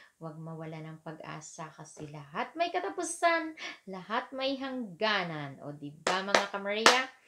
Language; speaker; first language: Filipino; non-native, local second language; Hiligaynon